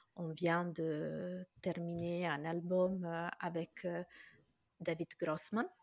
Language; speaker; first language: French; non-native, fluent; Italian